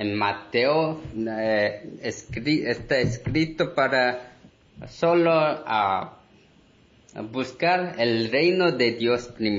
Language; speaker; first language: Spanish; non-native, learner; Korean